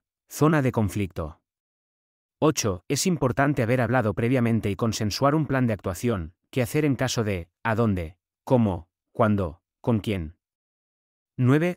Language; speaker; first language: Spanish; native; Spanish